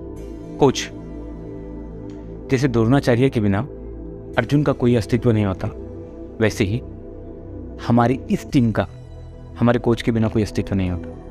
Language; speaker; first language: Hindi; native; Hindi